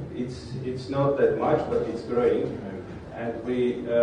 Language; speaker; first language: English; non-native, fluent; Armenian